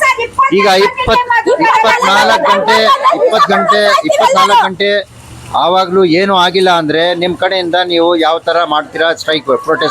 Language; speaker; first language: Kannada; non-native, local second language; Urdu